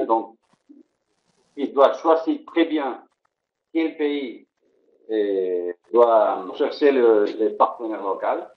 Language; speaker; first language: French; non-native, fluent; Spanish